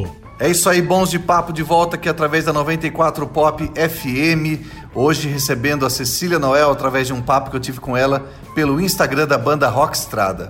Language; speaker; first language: Portuguese; native; Portuguese